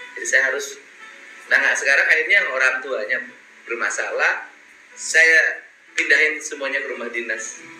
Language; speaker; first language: Indonesian; non-native, local second language; Sundanese